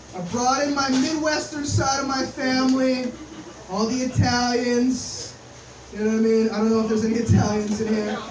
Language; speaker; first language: English; native; English